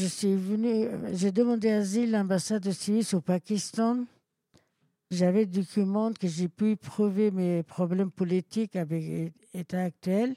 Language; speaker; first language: French; non-native, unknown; Persian